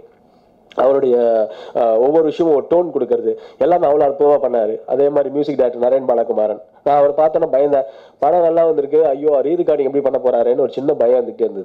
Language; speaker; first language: Tamil; native; Tamil